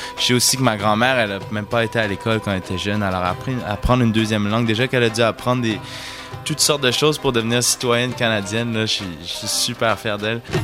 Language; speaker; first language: French; native; French